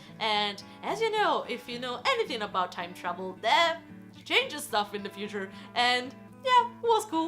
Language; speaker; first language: English; non-native, fluent; Italian